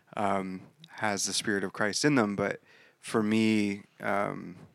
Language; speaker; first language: English; native; English